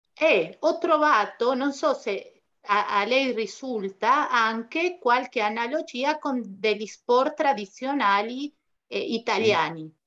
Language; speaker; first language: Italian; non-native, fluent; Spanish